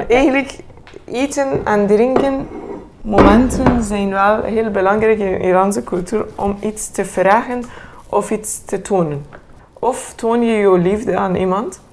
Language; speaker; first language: Dutch; non-native, fluent; Persian